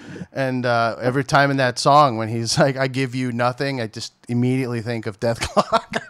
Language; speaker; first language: English; native; English